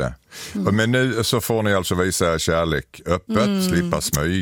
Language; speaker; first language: Swedish; native; Swedish